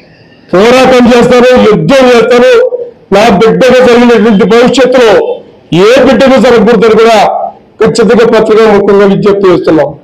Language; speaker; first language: Telugu; native; Telugu